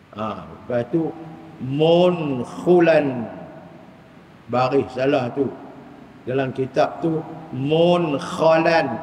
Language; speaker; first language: Malay; native; Malay